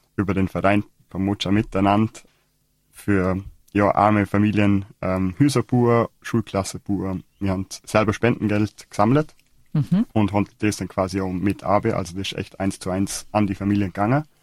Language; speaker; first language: German; native; German